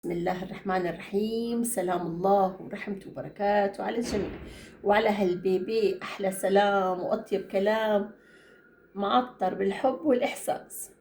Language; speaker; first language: Arabic; native; Arabic